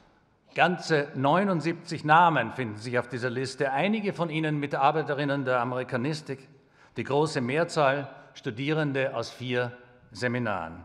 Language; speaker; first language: German; native; German